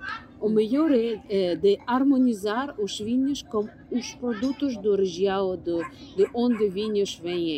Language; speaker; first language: Portuguese; non-native, learner; English